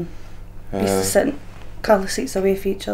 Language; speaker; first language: English; native; English